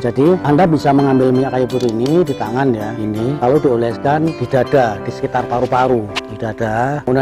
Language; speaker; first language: Indonesian; native; Indonesian